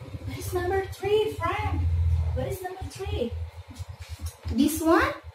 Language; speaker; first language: English; non-native, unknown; Indonesian